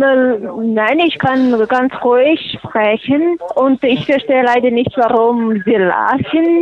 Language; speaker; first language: German; non-native, fluent; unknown